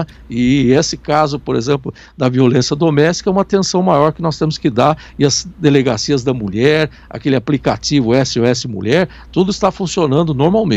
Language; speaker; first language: Portuguese; native; Portuguese